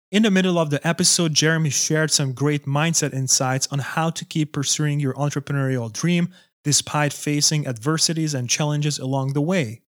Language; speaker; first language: English; non-native, fluent; Hungarian